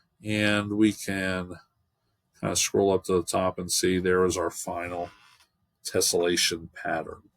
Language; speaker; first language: English; native; English